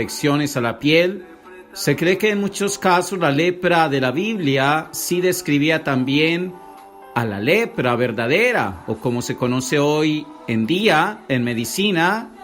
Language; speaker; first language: Spanish; native; Spanish